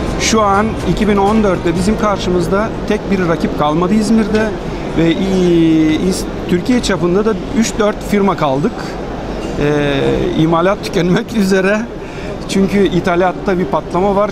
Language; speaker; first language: Turkish; early bilingual, heritage; Turkish